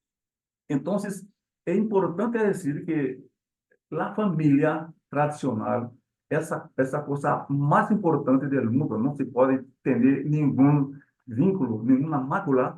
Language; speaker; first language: Spanish; non-native, learner; Portuguese